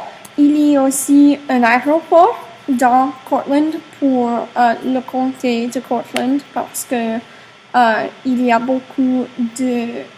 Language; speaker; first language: French; non-native, learner; English